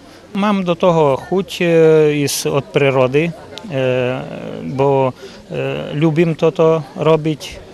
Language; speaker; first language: Slovak; early bilingual, heritage; Slovak